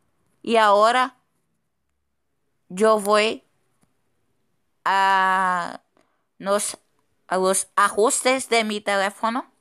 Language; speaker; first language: Spanish; non-native, fluent; Portuguese